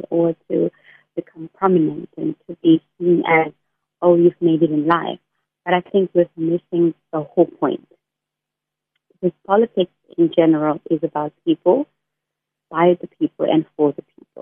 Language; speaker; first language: English; non-native, local second language; Xhosa